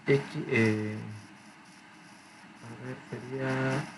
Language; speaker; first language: Spanish; native; Spanish